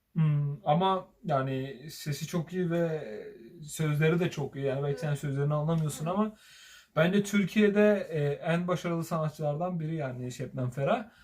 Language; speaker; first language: Turkish; native; Turkish